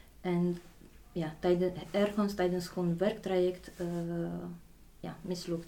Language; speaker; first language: Dutch; non-native, fluent; Polish